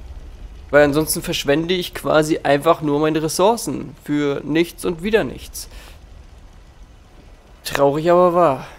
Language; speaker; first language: German; native; German